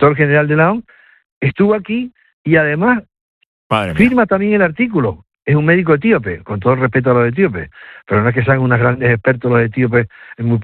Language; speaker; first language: Spanish; native; Spanish